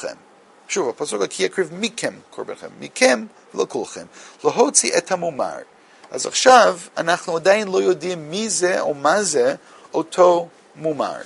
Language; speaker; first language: Hebrew; non-native, fluent; English